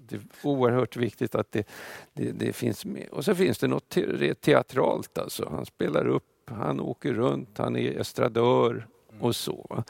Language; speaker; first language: Swedish; non-native, fluent; Russian